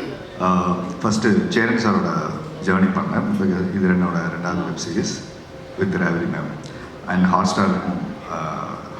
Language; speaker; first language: Tamil; native; Tamil